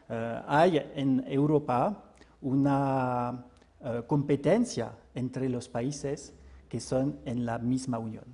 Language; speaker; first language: Spanish; non-native, fluent; French